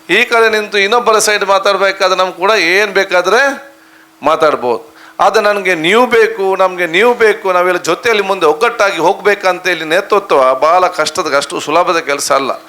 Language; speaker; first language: Kannada; non-native, local second language; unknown